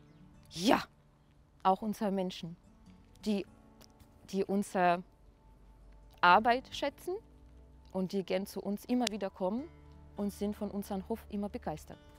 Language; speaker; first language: German; non-native, fluent; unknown